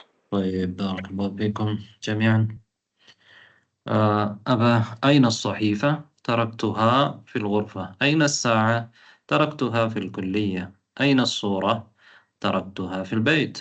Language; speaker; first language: Arabic; non-native, fluent; Tamil